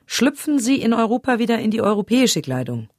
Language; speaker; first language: German; native; German